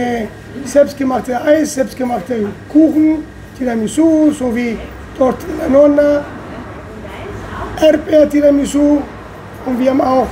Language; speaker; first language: German; non-native, fluent; Italian